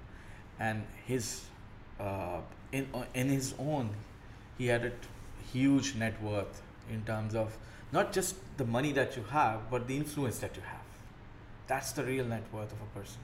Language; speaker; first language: English; non-native, local second language; Urdu